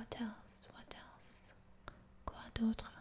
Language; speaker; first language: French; non-native, fluent; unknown